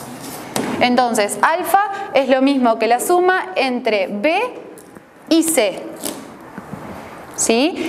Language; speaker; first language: Spanish; native; Spanish